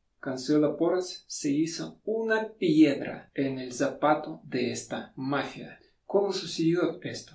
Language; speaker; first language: Spanish; non-native, fluent; Russian